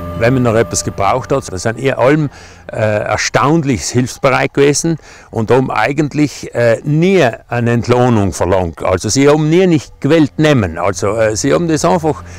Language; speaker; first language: German; native; German